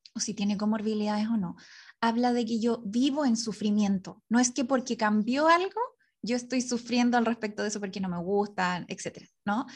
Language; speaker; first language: Spanish; native; Spanish